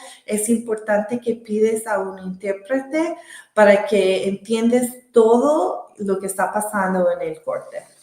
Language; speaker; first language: Spanish; early bilingual, heritage; Spanish